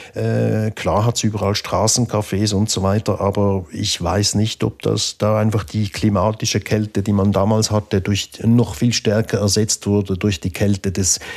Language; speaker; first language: German; native; German